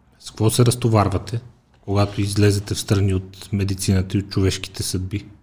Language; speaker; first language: Bulgarian; native; Bulgarian